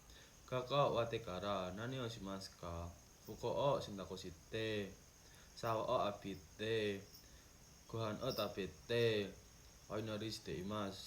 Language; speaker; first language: Japanese; non-native, learner; Indonesian